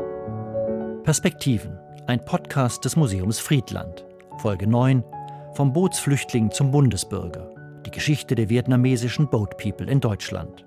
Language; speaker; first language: German; native; German